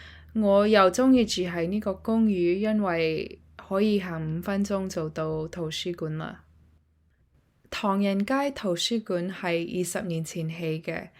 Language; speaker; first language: Cantonese; early bilingual, heritage; Cantonese